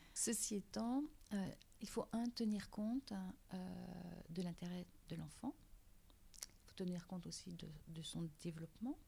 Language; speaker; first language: French; native; French